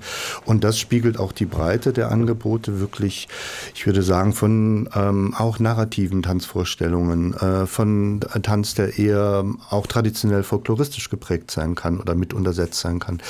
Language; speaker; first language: German; native; German